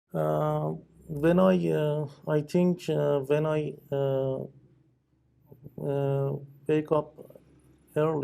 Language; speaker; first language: English; non-native, learner; Persian